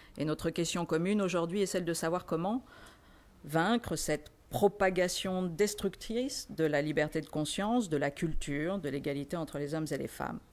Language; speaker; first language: French; native; French